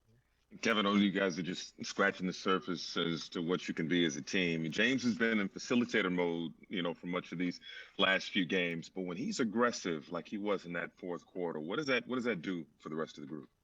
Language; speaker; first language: English; native; English